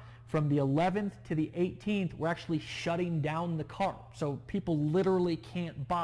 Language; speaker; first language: English; native; English